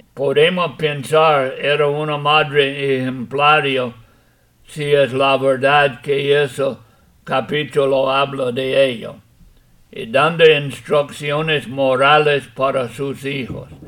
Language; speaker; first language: Spanish; non-native, fluent; English